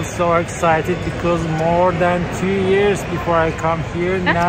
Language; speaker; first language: English; non-native, learner; Turkish